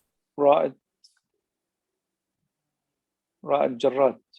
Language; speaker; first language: Arabic; native; Arabic